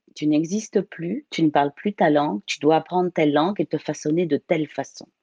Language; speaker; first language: French; native; French